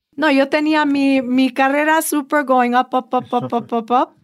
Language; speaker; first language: English; early bilingual, other home language; Spanish